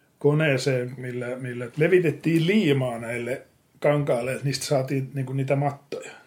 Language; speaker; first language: Finnish; native; Finnish